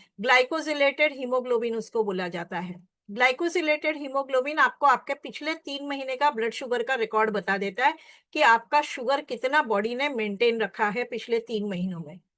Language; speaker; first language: Hindi; non-native, local second language; Marathi